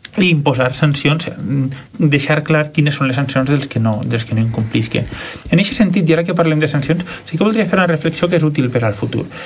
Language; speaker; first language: Catalan; native; Catalan